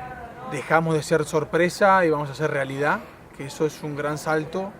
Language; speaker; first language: Spanish; native; Spanish